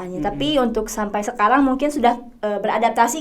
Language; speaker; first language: Indonesian; native; Indonesian